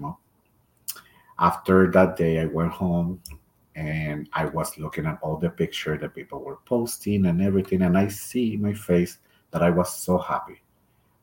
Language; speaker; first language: English; non-native, fluent; Spanish